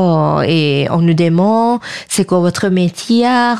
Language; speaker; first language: French; non-native, fluent; Thai